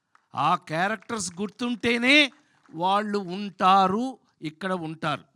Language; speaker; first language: Telugu; native; Telugu